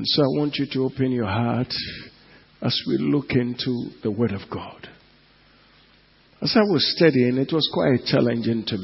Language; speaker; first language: English; non-native, local second language; Igbo